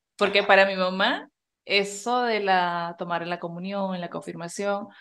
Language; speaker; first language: Spanish; native; Spanish